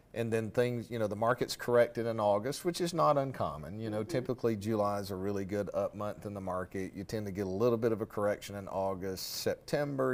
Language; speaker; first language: English; native; English